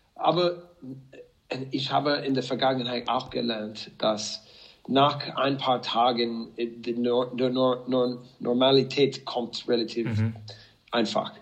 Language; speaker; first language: German; non-native, fluent; English